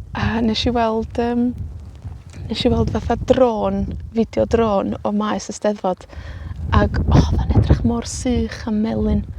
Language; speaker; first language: Welsh; native; Welsh